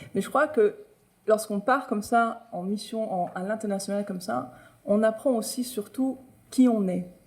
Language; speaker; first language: French; native; French